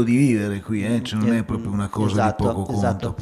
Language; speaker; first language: Italian; native; Italian